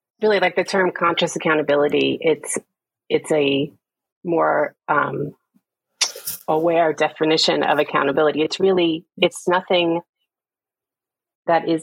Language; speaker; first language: English; native; English